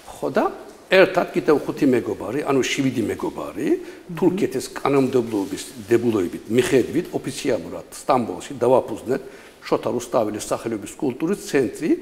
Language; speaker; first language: Georgian; non-native, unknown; Turkish